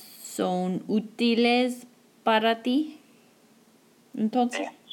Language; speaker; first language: Spanish; non-native, fluent; English